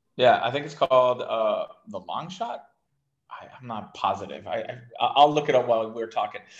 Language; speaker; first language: English; native; English